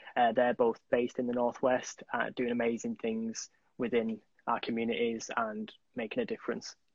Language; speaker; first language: English; native; English